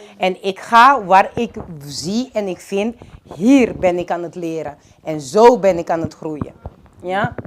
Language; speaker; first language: Dutch; non-native, local second language; Papiamento